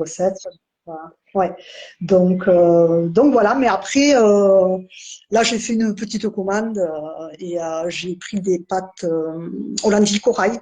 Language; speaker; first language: French; native; French